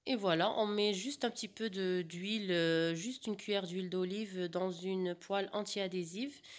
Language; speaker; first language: French; non-native, local second language; Arabic